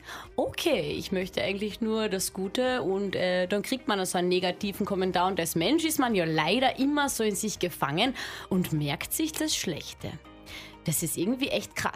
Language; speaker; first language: German; native; German